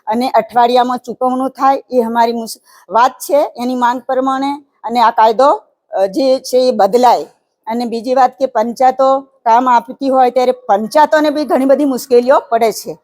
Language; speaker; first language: Gujarati; native; Gujarati